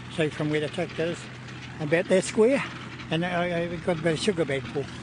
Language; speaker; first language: English; native; English